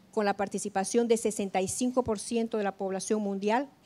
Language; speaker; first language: Spanish; native; Spanish